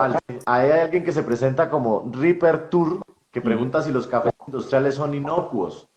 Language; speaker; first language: Spanish; native; Spanish